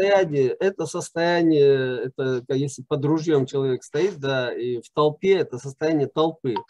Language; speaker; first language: Russian; non-native, local second language; Chechen